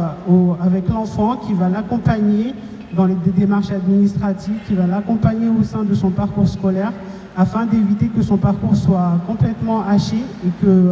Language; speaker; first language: French; non-native, local second language; Comorian